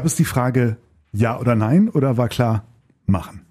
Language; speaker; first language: German; native; German